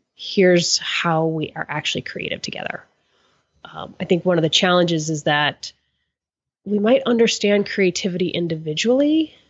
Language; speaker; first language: English; native; English